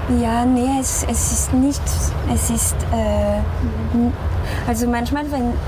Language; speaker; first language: German; non-native, fluent; French